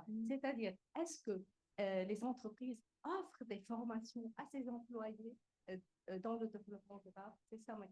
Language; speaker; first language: French; native; French